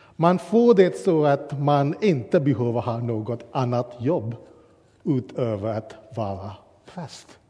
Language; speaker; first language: Swedish; non-native, fluent; English